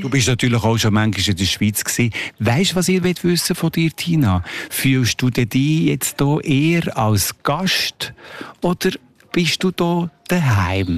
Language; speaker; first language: German; native; German